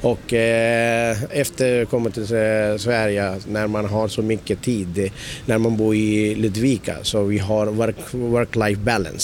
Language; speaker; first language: Swedish; non-native, learner; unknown